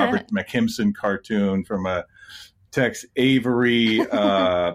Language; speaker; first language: English; native; English